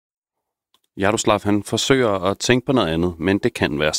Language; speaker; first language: Danish; native; Danish